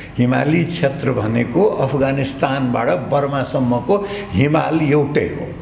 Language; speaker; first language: Nepali; non-native, local second language; Maithili